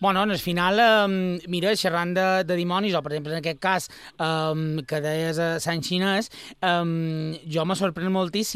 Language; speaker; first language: Catalan; native; Catalan